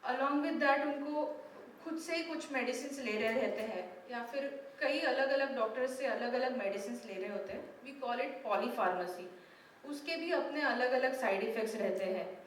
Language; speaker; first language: Hindi; non-native, local second language; Marathi